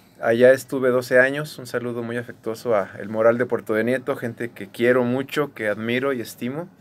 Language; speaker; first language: Spanish; native; Spanish